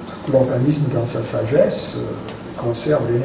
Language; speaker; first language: French; native; French